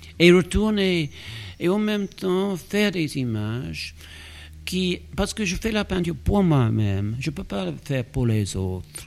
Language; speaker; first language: French; non-native, fluent; English